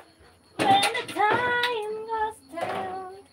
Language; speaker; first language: English; non-native, local second language; Cebuano